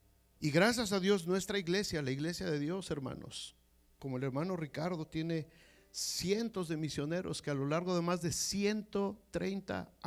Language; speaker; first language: Spanish; native; Spanish